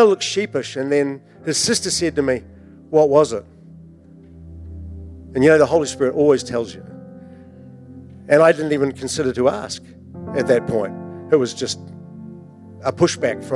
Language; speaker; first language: English; native; English